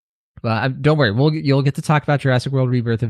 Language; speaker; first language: English; native; English